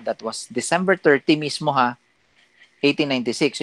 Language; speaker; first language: English; non-native, local second language; Filipino